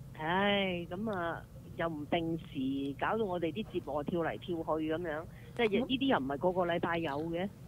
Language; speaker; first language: Cantonese; native; Cantonese